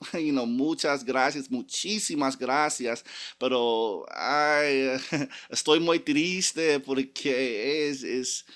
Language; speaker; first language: Spanish; non-native, learner; English